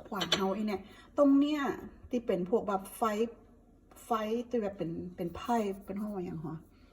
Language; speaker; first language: Thai; native; Thai